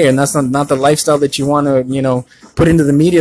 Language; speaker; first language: English; native; English